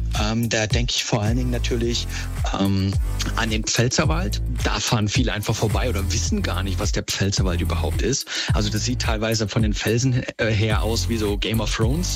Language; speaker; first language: German; native; German